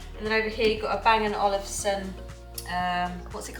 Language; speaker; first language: English; native; English